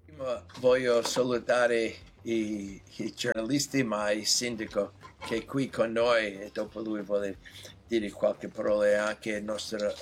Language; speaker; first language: Italian; non-native, fluent; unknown